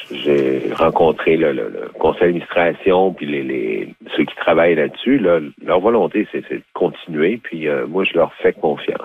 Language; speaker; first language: French; native; French